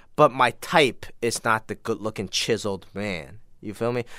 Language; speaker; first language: English; non-native, local second language; Cantonese